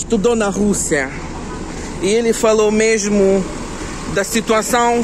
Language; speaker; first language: Portuguese; non-native, fluent; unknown